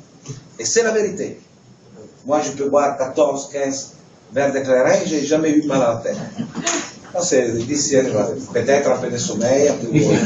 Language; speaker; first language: French; non-native, fluent; Italian